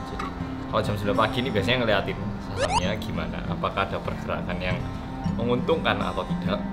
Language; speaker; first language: Indonesian; early bilingual, other home language; Korean